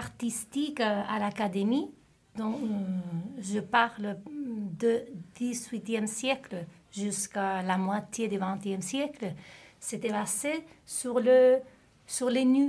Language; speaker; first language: French; non-native, fluent; Spanish